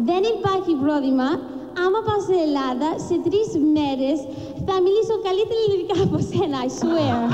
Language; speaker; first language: Greek; early bilingual, heritage; English